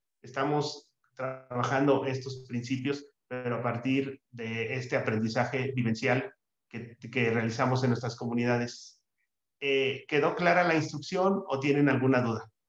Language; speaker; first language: Spanish; native; Spanish